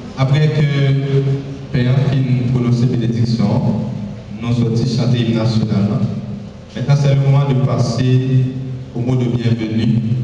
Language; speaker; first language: French; non-native, local second language; Haitian Creole